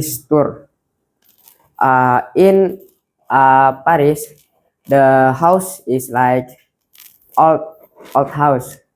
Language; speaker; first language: English; non-native, learner; Indonesian